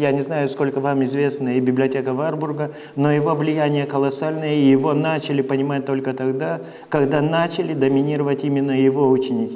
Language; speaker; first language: Russian; non-native, fluent; Lithuanian